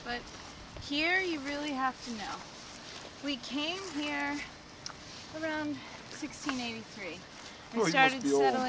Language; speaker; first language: English; native; English